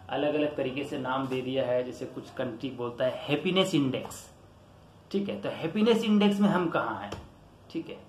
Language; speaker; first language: Hindi; native; Hindi